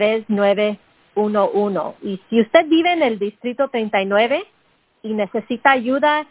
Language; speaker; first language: Spanish; early bilingual, heritage; Spanish